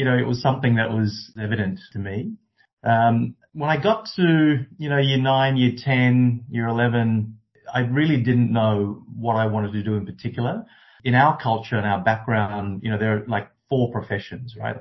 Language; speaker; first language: English; native; English